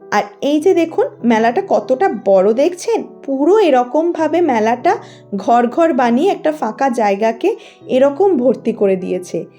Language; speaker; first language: Bangla; native; Bangla